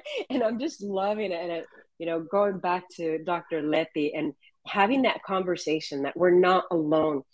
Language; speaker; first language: English; early bilingual, other home language; Spanish